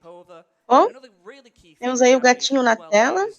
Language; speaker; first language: Portuguese; native; Portuguese